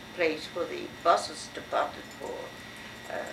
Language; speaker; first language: English; non-native, fluent; French